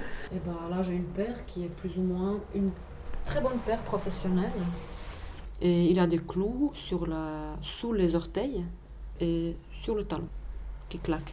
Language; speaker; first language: French; non-native, fluent; Bosnian